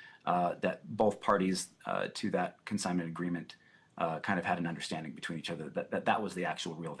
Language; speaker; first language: English; native; English